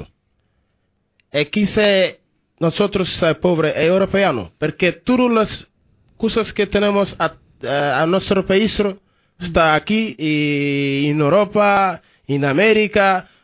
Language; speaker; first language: Spanish; non-native, learner; Wolof